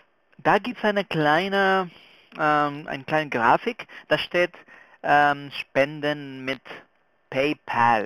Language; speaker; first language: German; non-native, fluent; Spanish